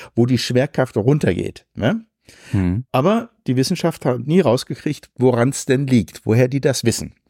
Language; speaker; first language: German; native; German